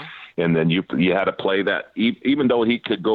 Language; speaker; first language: English; native; English